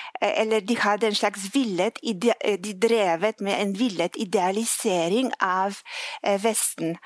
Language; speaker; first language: Norwegian; non-native, fluent; Polish